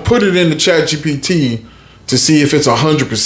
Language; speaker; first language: English; native; English